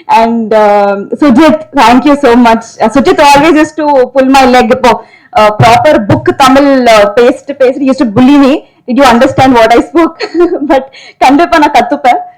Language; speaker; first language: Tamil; non-native, learner; Telugu